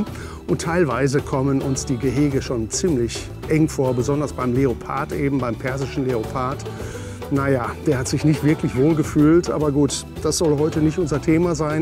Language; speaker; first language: German; native; German